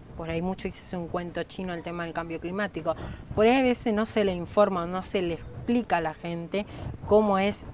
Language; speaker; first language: Spanish; native; Spanish